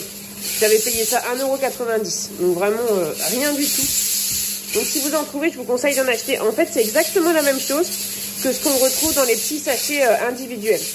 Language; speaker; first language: French; native; French